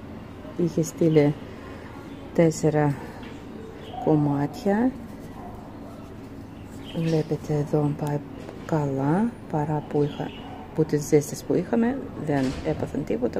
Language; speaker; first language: Greek; non-native, fluent; Russian